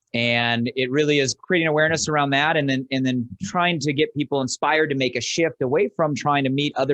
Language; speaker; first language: English; native; English